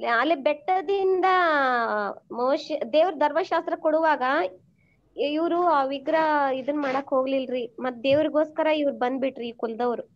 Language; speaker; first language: Kannada; native; Kannada